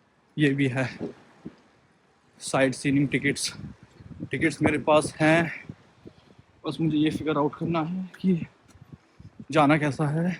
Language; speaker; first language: Hindi; native; Hindi